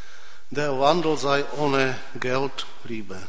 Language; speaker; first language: German; non-native, fluent; Czech